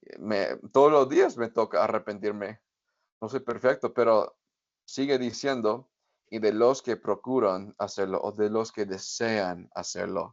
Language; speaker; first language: Spanish; non-native, fluent; English